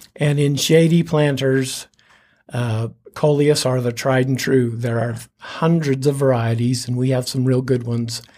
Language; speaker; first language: English; native; English